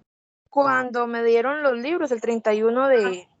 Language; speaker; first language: Spanish; native; Spanish